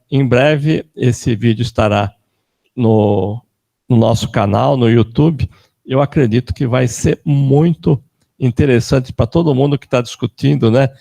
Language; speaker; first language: Portuguese; native; Portuguese